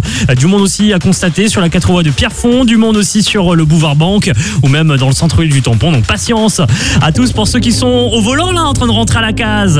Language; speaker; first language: French; native; French